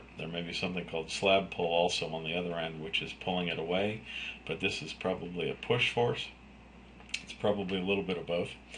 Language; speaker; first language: English; native; English